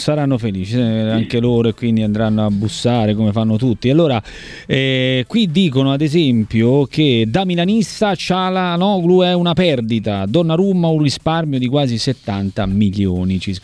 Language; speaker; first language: Italian; native; Italian